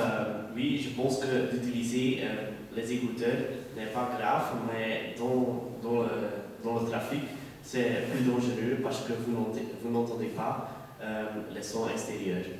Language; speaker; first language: French; non-native, learner; Dutch